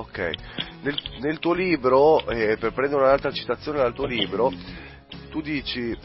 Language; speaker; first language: Italian; native; Italian